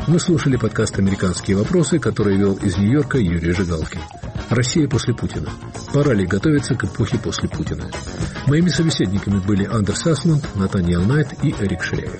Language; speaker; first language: Russian; native; Russian